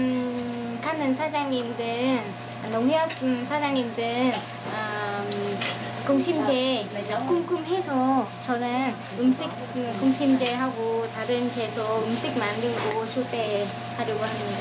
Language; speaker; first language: Korean; non-native, learner; Vietnamese